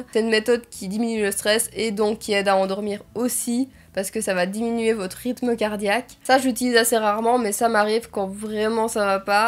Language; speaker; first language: French; native; French